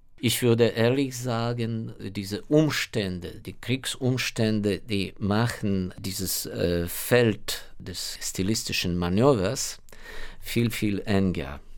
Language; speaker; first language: German; non-native, fluent; Ukrainian